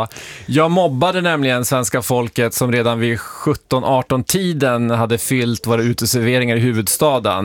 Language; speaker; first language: Swedish; native; Swedish